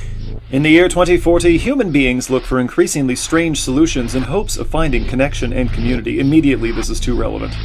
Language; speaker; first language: English; native; English